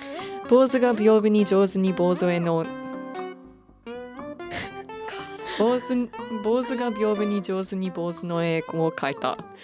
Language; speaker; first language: Japanese; non-native, fluent; English